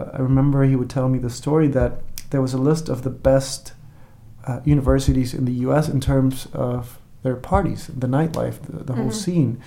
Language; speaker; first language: English; non-native, fluent; Spanish